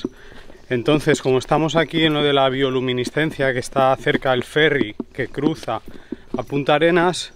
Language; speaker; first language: Spanish; native; Spanish